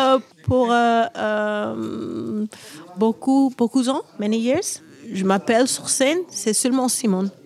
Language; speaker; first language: French; non-native, learner; English